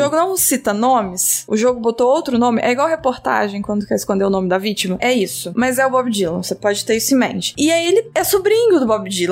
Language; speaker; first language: Portuguese; native; Portuguese